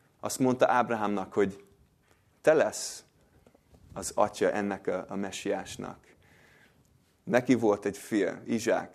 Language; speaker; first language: Hungarian; non-native, fluent; English